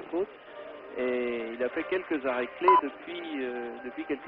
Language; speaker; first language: French; native; French